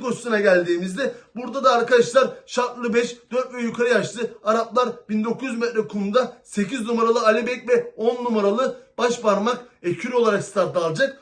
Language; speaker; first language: Turkish; native; Turkish